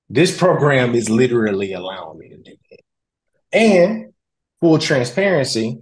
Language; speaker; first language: English; native; English